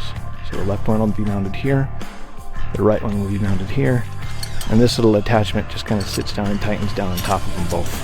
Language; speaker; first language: English; native; English